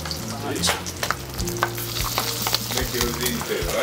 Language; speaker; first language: Italian; native; Italian